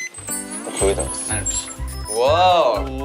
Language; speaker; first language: Korean; non-native, fluent; Japanese